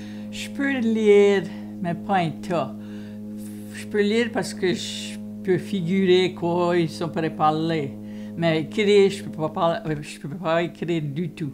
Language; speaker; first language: French; early bilingual, heritage; French